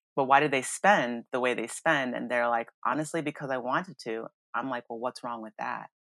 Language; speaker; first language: English; early bilingual, other home language; Yoruba